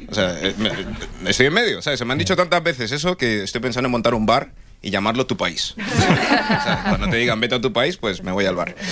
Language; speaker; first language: Spanish; early bilingual, other home language; English